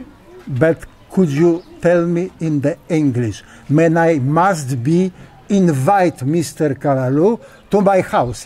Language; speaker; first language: English; non-native, learner; Polish